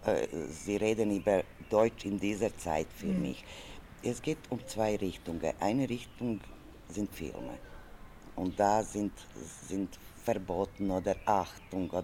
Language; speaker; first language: German; non-native, learner; Croatian